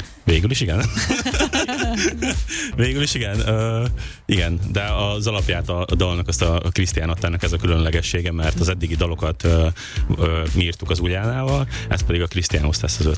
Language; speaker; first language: Hungarian; native; Hungarian